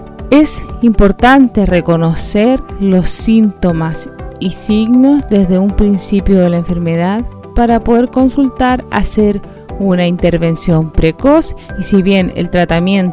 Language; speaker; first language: Spanish; native; Spanish